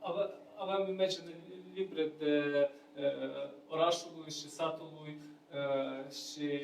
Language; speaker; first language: Romanian; non-native, learner; Ukrainian